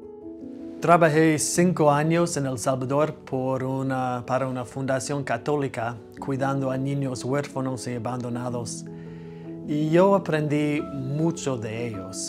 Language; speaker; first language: Spanish; non-native, fluent; English